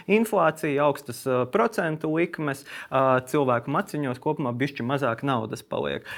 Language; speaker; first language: Latvian; native; Latvian